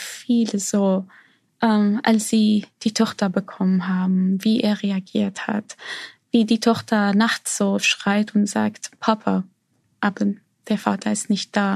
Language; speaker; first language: German; non-native, fluent; Arabic